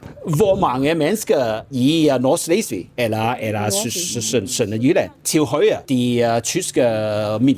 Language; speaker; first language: Danish; non-native, learner; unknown